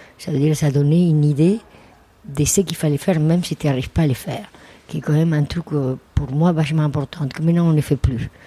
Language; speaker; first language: French; non-native, fluent; Spanish